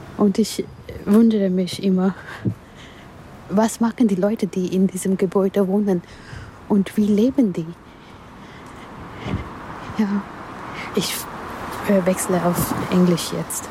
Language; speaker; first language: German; non-native, learner; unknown